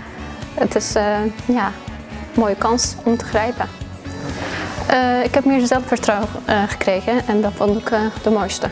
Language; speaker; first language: Dutch; non-native, fluent; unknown